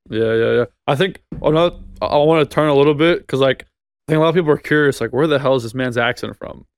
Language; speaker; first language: English; native; English